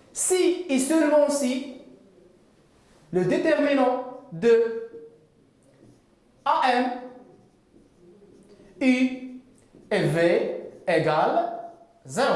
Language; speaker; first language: French; non-native, local second language; Arabic